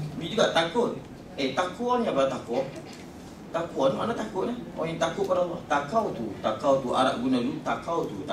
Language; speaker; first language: Malay; native; Malay